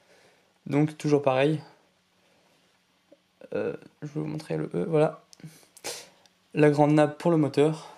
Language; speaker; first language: French; native; French